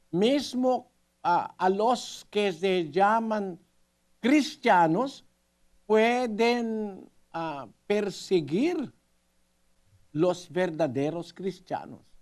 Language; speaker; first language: Spanish; non-native, learner; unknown